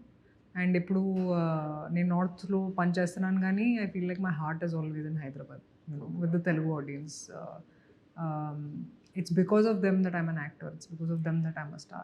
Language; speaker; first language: Telugu; non-native, local second language; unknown